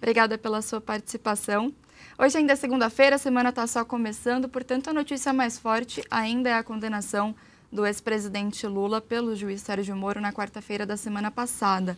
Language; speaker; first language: Portuguese; native; Portuguese